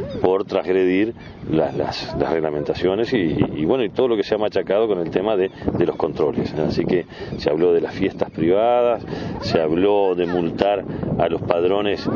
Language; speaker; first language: Spanish; native; Spanish